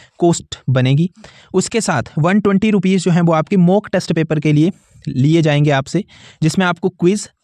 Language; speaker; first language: Hindi; native; Hindi